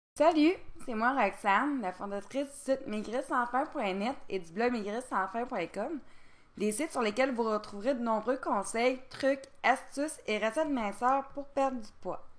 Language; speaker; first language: French; native; French